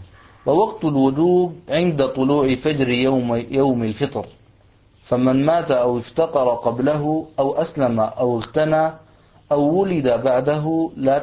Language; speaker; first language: Arabic; native; Arabic